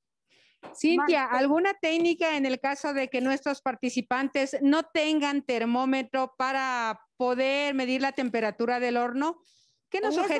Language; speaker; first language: Spanish; native; Spanish